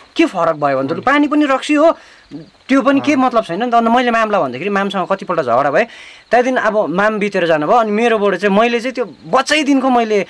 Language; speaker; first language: Nepali; native; Nepali